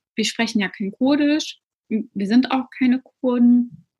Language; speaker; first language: German; early bilingual, other home language; Russian